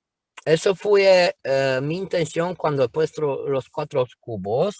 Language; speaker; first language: Spanish; non-native, fluent; Romanian